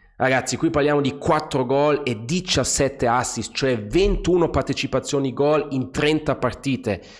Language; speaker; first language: Italian; non-native, fluent; German